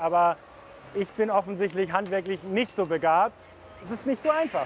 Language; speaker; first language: German; native; German